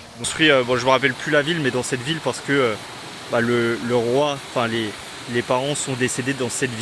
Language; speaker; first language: French; native; French